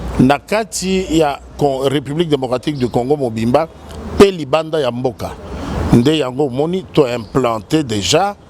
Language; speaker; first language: Lingala; non-native, local second language; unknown